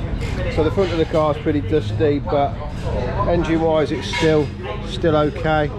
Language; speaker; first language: English; native; English